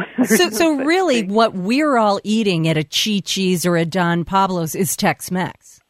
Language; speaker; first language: English; native; English